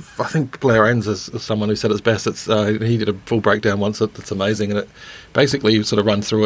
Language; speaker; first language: English; native; English